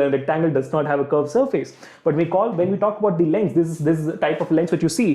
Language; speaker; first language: English; non-native, local second language; Hindi